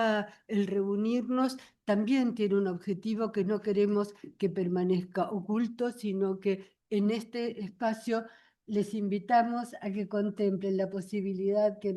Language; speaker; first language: Spanish; native; Spanish